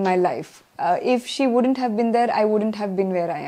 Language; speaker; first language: Telugu; non-native, learner; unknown